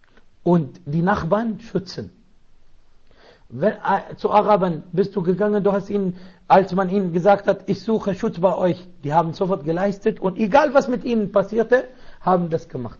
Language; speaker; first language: German; non-native, fluent; Arabic